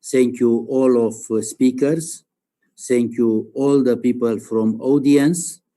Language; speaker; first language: English; non-native, learner; Romanian